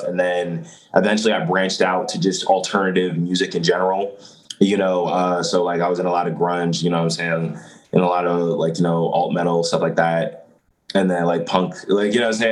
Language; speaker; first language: English; native; English